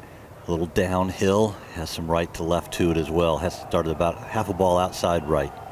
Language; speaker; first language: English; native; English